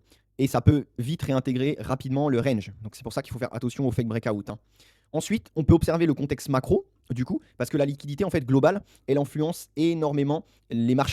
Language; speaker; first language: French; native; French